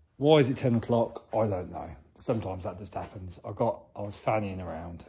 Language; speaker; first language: English; native; English